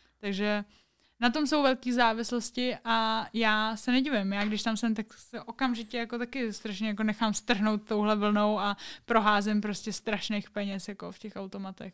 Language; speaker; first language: Czech; native; Czech